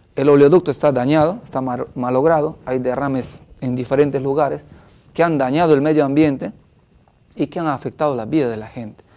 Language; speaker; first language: Spanish; native; Spanish